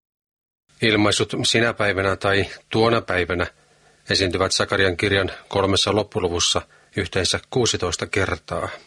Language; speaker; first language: Finnish; native; Finnish